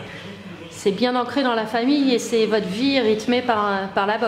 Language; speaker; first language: French; native; French